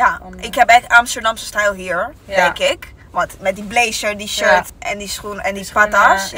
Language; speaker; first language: Dutch; non-native, learner; Italian